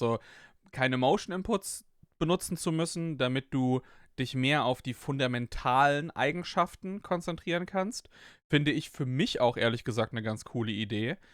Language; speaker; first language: German; native; German